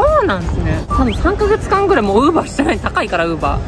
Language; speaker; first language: Japanese; native; Japanese